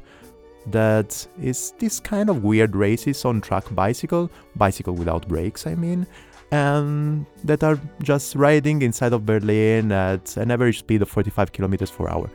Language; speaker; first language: English; non-native, fluent; Italian